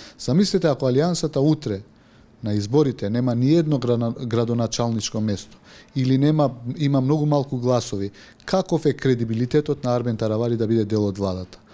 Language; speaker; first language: Macedonian; non-native, local second language; Albanian